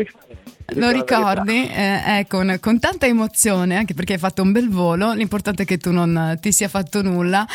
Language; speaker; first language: Italian; native; Italian